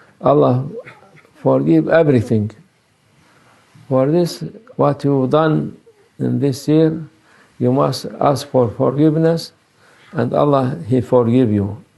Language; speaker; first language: English; non-native, learner; Turkish